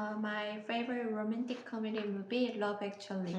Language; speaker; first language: English; non-native, learner; Korean